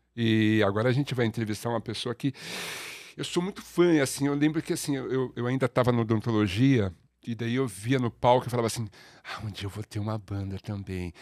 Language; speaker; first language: Portuguese; native; Portuguese